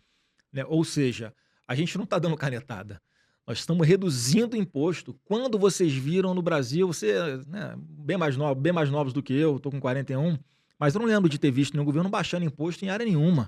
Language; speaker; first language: Portuguese; native; Portuguese